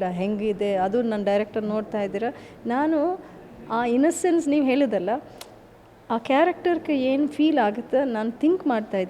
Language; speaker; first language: Kannada; early bilingual, heritage; English